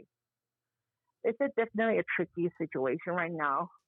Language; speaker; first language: English; native; English